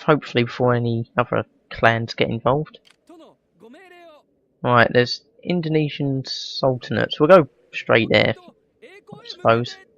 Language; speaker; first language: English; native; English